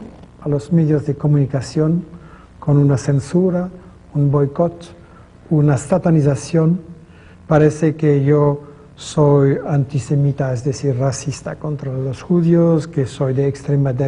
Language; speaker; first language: Spanish; non-native, fluent; French